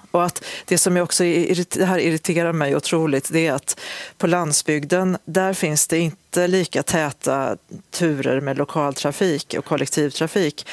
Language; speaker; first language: Swedish; native; Swedish